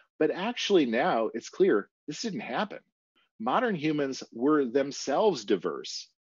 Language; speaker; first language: English; native; English